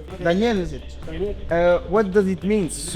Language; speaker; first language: English; non-native, learner; French